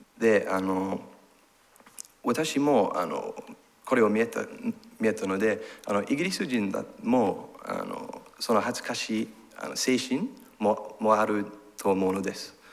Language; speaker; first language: Japanese; non-native, learner; English